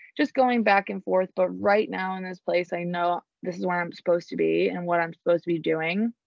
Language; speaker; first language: English; native; English